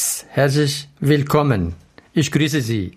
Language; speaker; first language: German; non-native, learner; Arabic